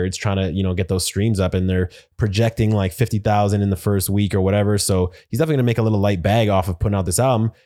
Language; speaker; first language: English; native; English